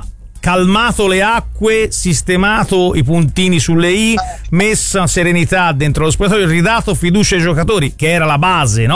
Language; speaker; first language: Italian; native; Italian